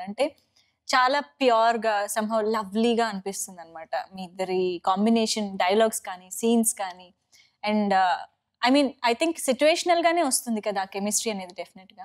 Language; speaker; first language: Telugu; native; Telugu